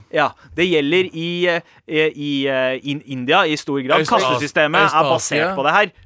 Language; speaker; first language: Norwegian; early bilingual, other home language; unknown